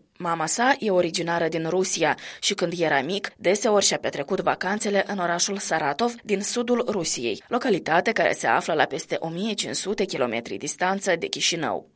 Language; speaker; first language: Romanian; native; Romanian